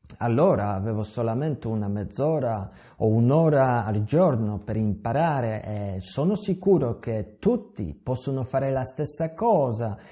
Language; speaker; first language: Italian; non-native, fluent; Polish